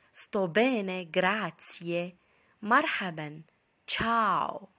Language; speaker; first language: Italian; non-native, fluent; Arabic